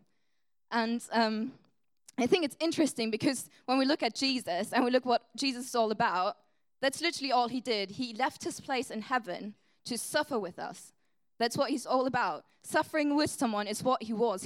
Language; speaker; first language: English; non-native, fluent; German